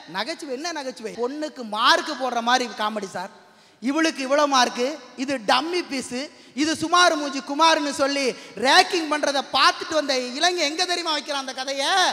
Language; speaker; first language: Tamil; native; Tamil